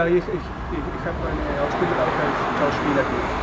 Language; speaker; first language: German; non-native, learner; Spanish